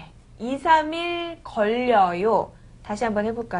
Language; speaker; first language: Korean; native; Korean